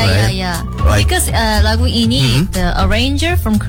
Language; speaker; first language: English; non-native, learner; Korean